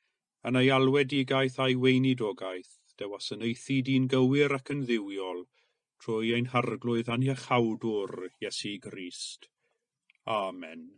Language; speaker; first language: Welsh; native; Welsh